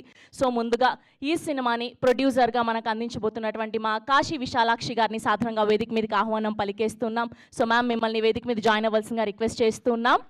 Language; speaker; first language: Telugu; native; Telugu